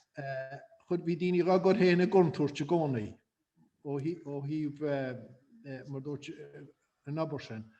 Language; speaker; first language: Irish; native; Irish